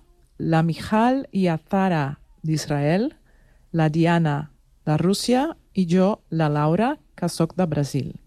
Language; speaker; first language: Catalan; non-native, learner; Portuguese